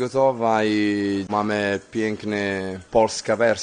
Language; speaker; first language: Polish; non-native, learner; Italian